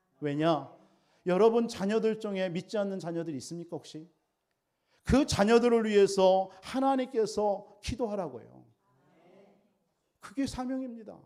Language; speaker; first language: Korean; native; Korean